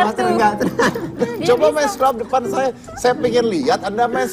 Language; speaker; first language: Indonesian; native; Indonesian